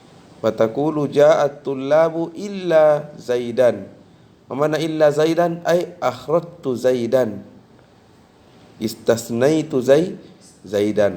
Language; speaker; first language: Arabic; non-native, fluent; Indonesian